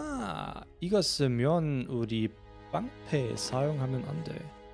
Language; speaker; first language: Korean; non-native, fluent; German